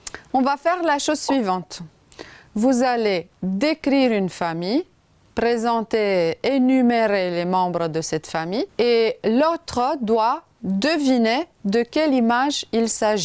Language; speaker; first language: French; non-native, fluent; Romanian